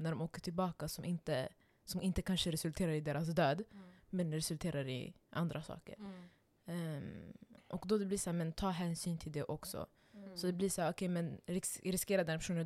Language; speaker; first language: Swedish; non-native, local second language; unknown